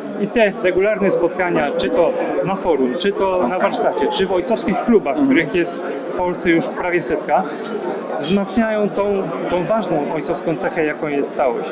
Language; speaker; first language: Polish; native; Polish